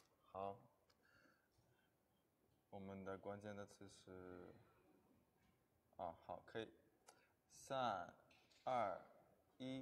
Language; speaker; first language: Chinese; non-native, fluent; Russian